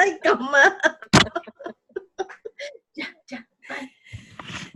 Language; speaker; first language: English; non-native, learner; Spanish